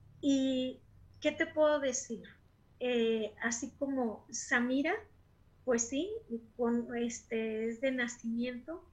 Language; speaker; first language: Spanish; native; Spanish